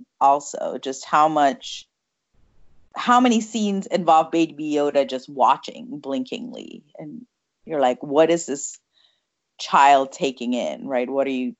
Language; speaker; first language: English; non-native, local second language; Tamil